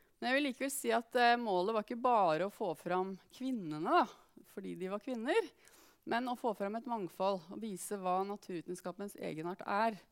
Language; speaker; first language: Norwegian; native; Norwegian